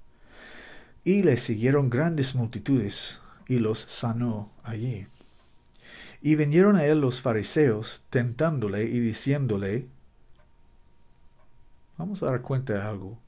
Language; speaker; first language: Spanish; non-native, learner; English